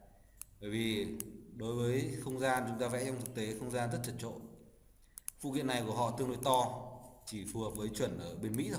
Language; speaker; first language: Vietnamese; native; Vietnamese